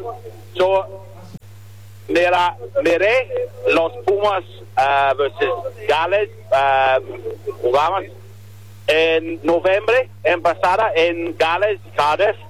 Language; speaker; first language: Spanish; non-native, learner; English